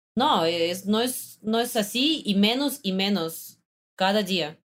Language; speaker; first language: Spanish; non-native, fluent; Russian